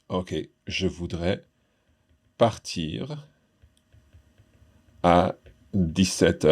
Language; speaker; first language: French; non-native, fluent; English